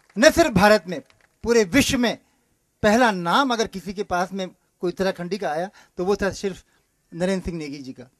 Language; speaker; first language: Hindi; native; Hindi